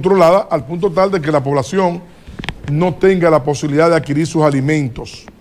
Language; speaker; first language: Spanish; native; Spanish